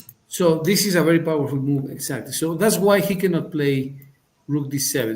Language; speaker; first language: English; non-native, fluent; Spanish